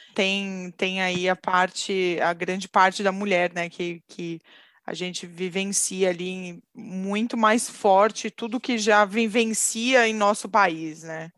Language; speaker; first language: Portuguese; native; Portuguese